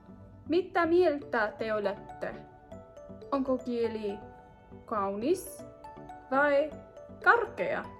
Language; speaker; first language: Finnish; non-native, learner; English